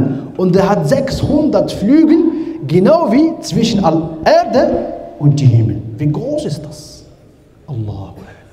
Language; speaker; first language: German; non-native, learner; Arabic